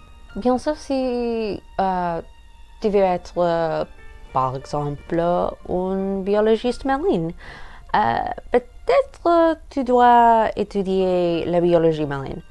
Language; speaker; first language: French; non-native, learner; English